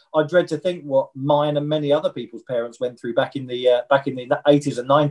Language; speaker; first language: English; native; English